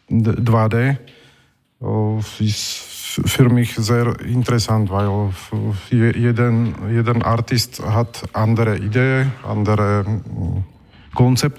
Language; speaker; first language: German; non-native, learner; Slovak